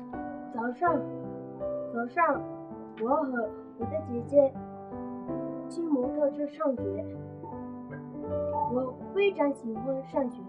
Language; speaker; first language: Chinese; non-native, local second language; Tibetan